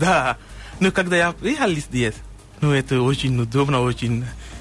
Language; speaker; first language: Russian; non-native, learner; Sinhala